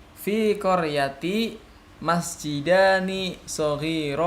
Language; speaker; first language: Arabic; non-native, learner; Indonesian